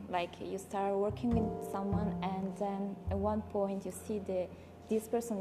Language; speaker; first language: English; non-native, learner; Italian